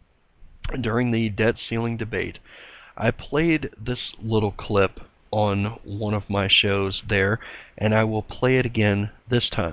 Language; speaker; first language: English; native; English